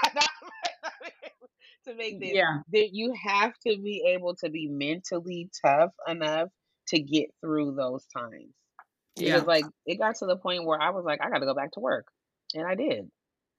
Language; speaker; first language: English; native; English